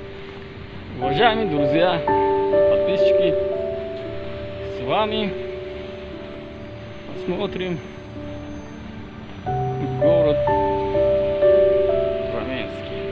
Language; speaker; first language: Russian; non-native, learner; Uzbek